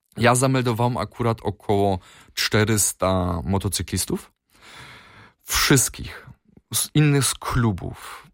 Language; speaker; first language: Polish; early bilingual, heritage; Polish